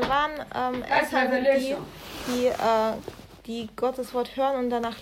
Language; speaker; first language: German; native; German